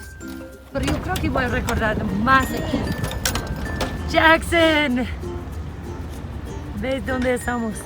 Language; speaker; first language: Spanish; non-native, learner; English